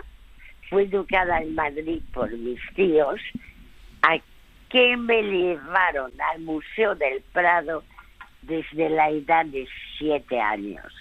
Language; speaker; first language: Spanish; early bilingual, other home language; French